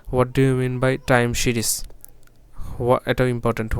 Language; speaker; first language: English; non-native, local second language; Bangla